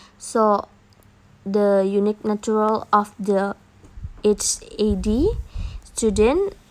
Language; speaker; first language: English; non-native, learner; Indonesian